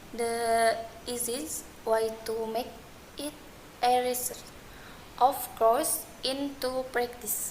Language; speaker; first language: English; non-native, learner; Indonesian